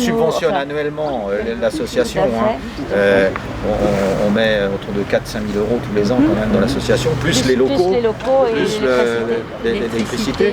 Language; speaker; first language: French; native; French